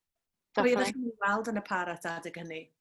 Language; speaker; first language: Welsh; native; Welsh